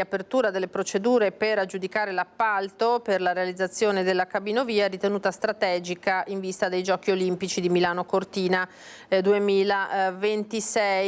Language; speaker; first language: Italian; native; Italian